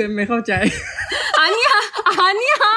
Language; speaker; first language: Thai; non-native, learner; Korean